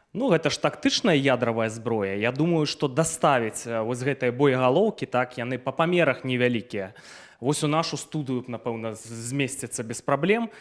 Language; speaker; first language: Belarusian; native; Belarusian